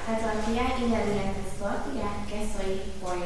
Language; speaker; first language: Spanish; non-native, learner; Hungarian